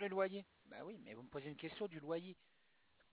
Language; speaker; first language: French; native; French